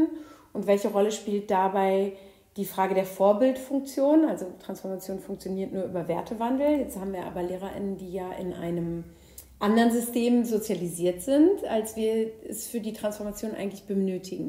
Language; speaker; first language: German; native; German